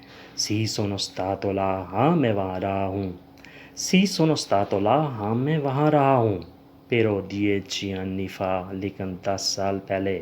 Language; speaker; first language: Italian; non-native, learner; Urdu